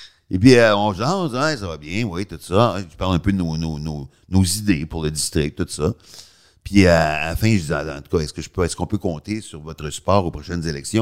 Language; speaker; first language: French; native; French